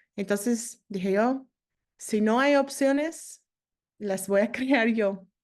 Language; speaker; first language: Spanish; non-native, fluent; English